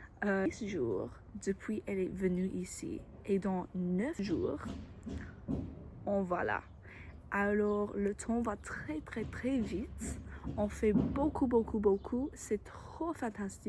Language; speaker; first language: French; non-native, learner; English